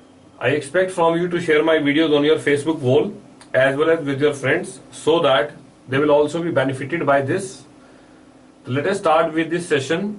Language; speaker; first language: English; non-native, local second language; Hindi